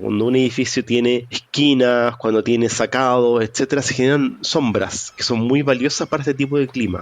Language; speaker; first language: Spanish; native; Spanish